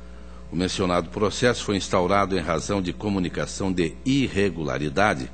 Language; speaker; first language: Portuguese; native; Portuguese